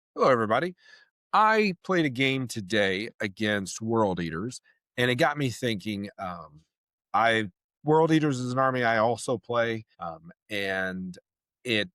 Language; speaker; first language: English; native; English